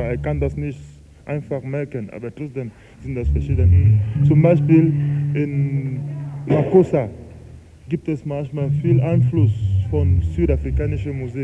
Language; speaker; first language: German; non-native, fluent; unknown